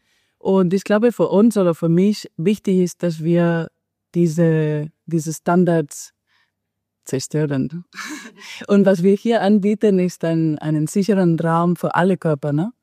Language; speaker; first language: German; non-native, fluent; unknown